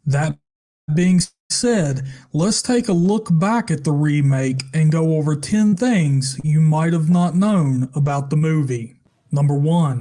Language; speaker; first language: English; native; English